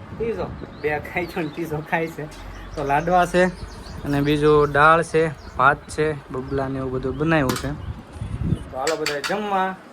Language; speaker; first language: Gujarati; native; Gujarati